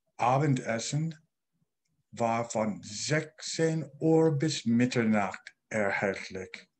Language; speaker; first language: German; non-native, learner; English